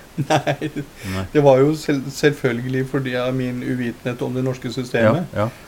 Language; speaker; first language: Norwegian; early bilingual, other home language; Punjabi